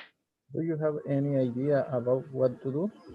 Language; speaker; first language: English; non-native, learner; Spanish